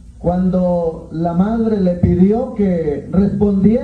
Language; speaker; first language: Spanish; native; Spanish